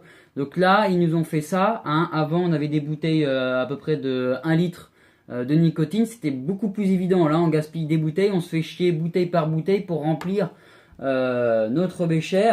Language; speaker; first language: French; native; French